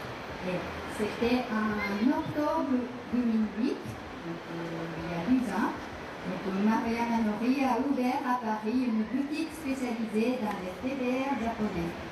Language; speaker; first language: French; non-native, fluent; Japanese